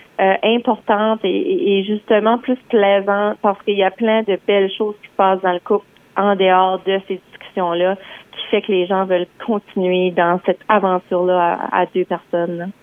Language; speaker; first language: French; native; French